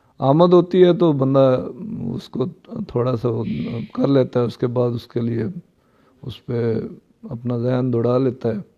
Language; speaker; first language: Urdu; non-native, local second language; Punjabi